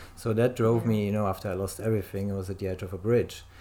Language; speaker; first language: English; non-native, fluent; German